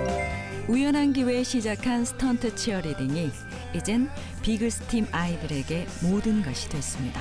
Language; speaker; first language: Korean; native; Korean